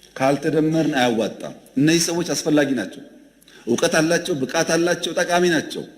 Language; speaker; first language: Amharic; non-native, local second language; Oromo